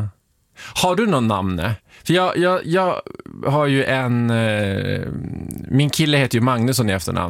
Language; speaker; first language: Swedish; native; Swedish